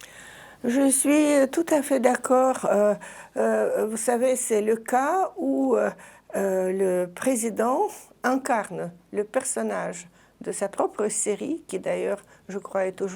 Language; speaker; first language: French; non-native, fluent; Russian